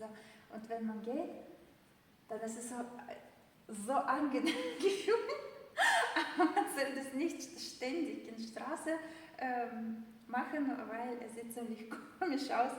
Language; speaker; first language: German; non-native, fluent; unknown